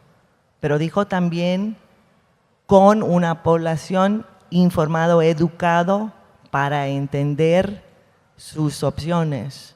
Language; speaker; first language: Spanish; non-native, fluent; English